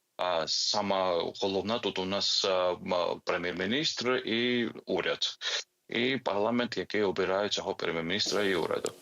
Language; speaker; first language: Ukrainian; non-native, fluent; Georgian